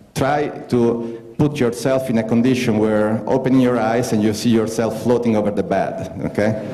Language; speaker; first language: English; non-native, fluent; Italian